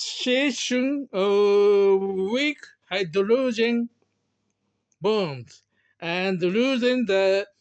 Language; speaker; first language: English; non-native, learner; Japanese